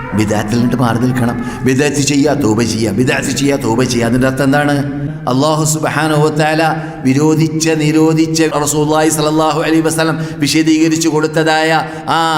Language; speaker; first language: Malayalam; native; Malayalam